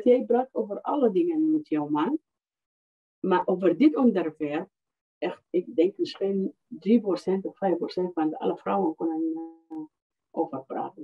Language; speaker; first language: Dutch; non-native, fluent; Arabic